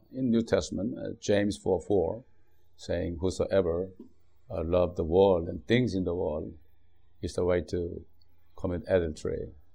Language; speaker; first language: English; non-native, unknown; Korean